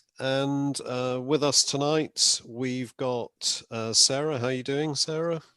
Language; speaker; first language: English; native; English